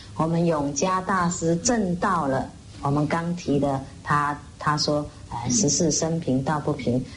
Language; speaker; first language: Chinese; native; Chinese